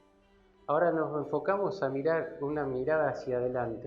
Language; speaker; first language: Spanish; native; Spanish